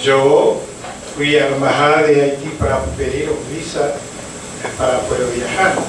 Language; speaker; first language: Spanish; non-native, learner; French